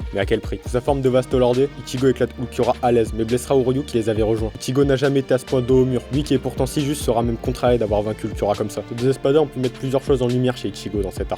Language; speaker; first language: French; native; French